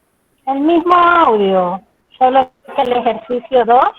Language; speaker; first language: Spanish; non-native, learner; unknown